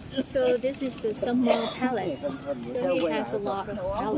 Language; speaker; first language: English; non-native, fluent; Vietnamese